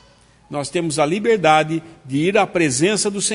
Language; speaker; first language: Portuguese; native; Portuguese